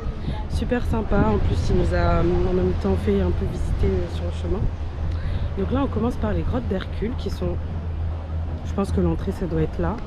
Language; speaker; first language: French; native; French